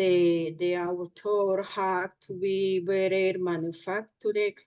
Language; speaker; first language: English; non-native, learner; Spanish